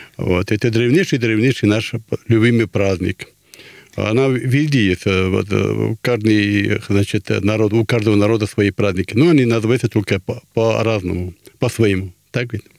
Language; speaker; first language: Russian; non-native, local second language; Tatar